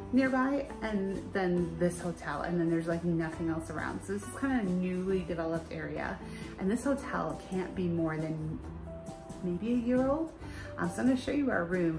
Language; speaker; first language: English; native; English